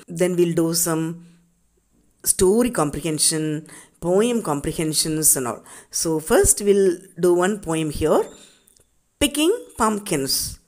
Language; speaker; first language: English; non-native, local second language; Tamil